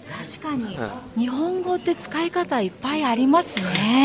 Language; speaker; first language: Japanese; native; Japanese